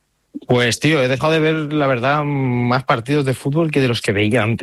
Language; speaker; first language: Spanish; native; Spanish